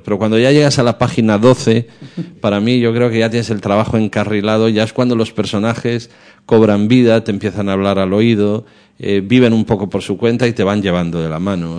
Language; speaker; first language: Spanish; native; Spanish